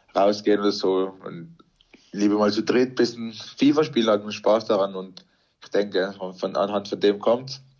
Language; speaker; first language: German; native; German